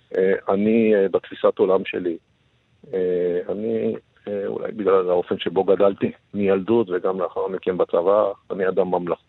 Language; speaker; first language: Hebrew; native; Hebrew